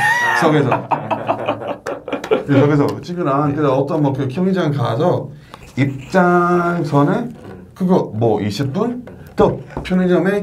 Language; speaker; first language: Korean; non-native, learner; English